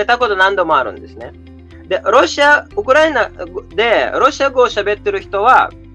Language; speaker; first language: Japanese; non-native, fluent; Russian